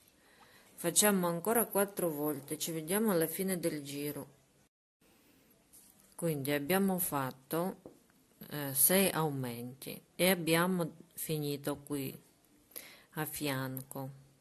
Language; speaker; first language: Italian; non-native, learner; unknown